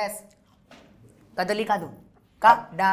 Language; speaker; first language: Telugu; non-native, learner; Hindi